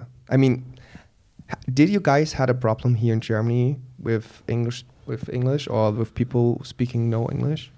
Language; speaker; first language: English; non-native, fluent; German